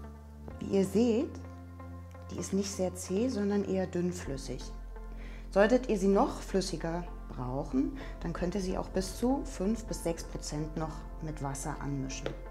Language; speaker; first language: German; native; German